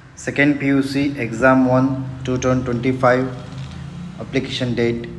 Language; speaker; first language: English; non-native, local second language; Kannada